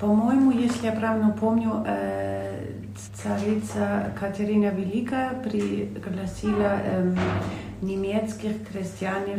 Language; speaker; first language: Russian; non-native, fluent; German